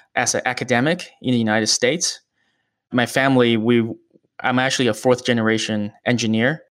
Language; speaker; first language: English; early bilingual, other home language; Chinese